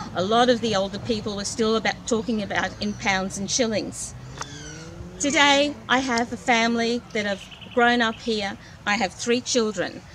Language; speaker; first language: English; early bilingual, other home language; Portuguese